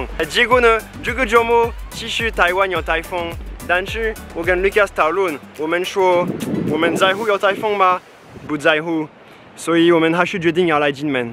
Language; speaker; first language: Chinese; non-native, fluent; French